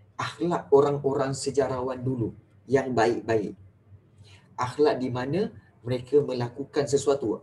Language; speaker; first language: Malay; native; Malay